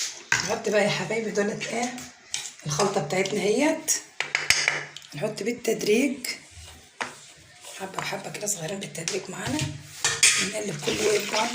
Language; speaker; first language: Arabic; native; Arabic